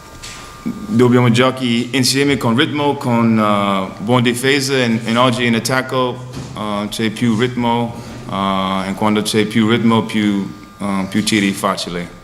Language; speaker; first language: Italian; non-native, learner; English